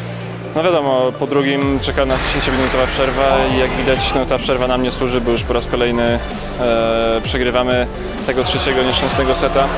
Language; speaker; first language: Polish; native; Polish